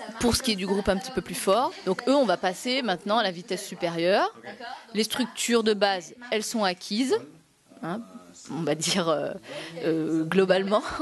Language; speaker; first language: French; native; French